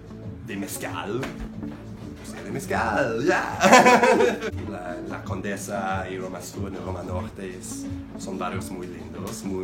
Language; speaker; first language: Spanish; non-native, learner; English